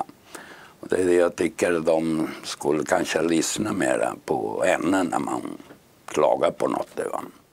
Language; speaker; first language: Swedish; non-native, fluent; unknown